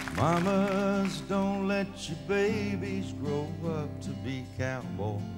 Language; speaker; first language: English; native; English